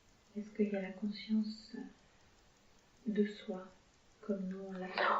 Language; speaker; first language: French; native; French